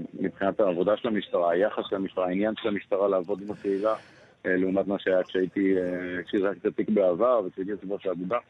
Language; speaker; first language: Hebrew; native; Hebrew